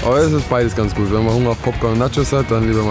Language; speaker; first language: German; non-native, learner; Spanish